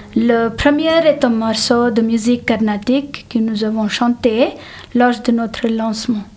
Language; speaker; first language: French; non-native, fluent; Telugu